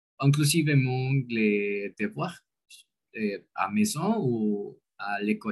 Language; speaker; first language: French; non-native, learner; Spanish